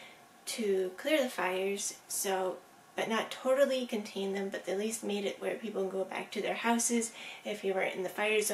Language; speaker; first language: English; native; English